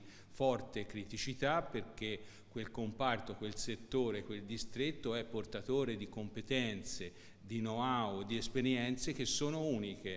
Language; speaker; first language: Italian; native; Italian